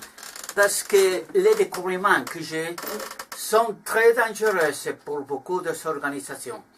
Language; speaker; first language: French; non-native, learner; Spanish